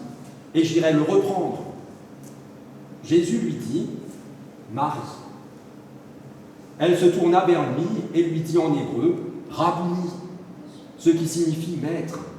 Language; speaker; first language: French; native; French